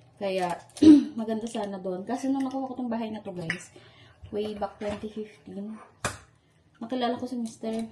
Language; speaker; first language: Filipino; native; Filipino